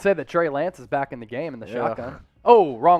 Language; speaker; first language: English; native; English